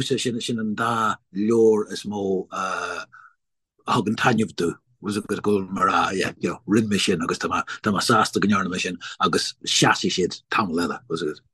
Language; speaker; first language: Irish; non-native, local second language; English